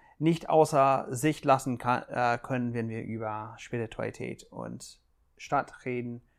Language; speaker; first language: German; non-native, fluent; English